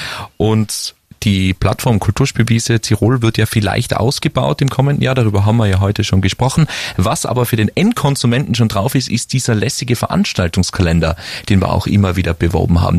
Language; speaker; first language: German; native; German